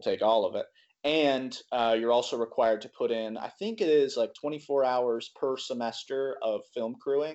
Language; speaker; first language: English; native; English